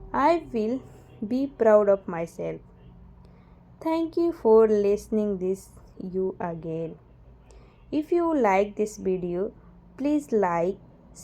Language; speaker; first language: English; non-native, learner; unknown